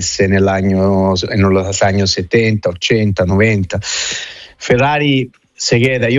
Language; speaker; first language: Spanish; non-native, fluent; Italian